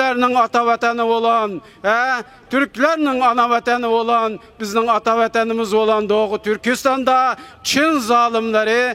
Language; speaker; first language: Turkish; non-native, fluent; Uyghur